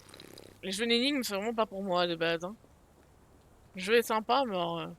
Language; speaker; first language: French; native; French